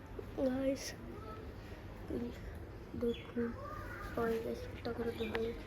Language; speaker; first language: Hindi; non-native, learner; Bangla